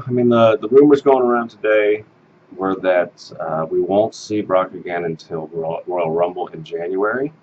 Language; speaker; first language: English; native; English